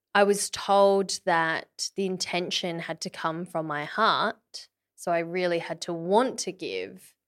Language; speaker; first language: English; early bilingual, other home language; Vietnamese